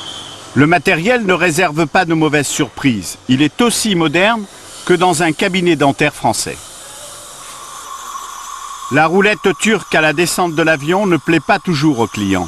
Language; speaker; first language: French; native; French